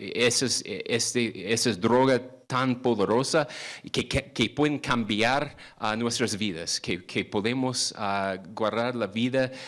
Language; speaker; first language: Spanish; non-native, fluent; English